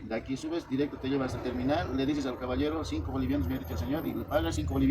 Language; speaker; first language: Spanish; native; Spanish